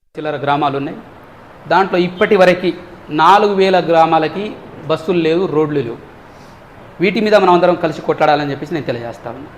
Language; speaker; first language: Telugu; non-native, local second language; Lambadi